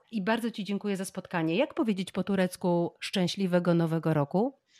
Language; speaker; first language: Polish; native; Polish